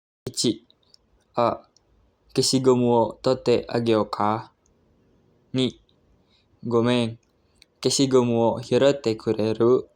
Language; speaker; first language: Japanese; non-native, learner; Indonesian